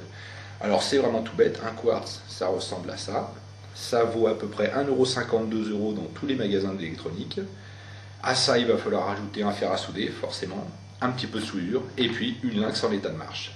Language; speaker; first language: French; native; French